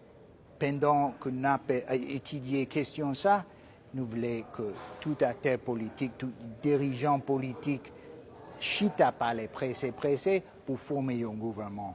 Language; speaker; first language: Haitian Creole; non-native, fluent; English